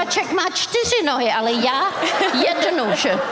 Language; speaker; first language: Czech; native; Czech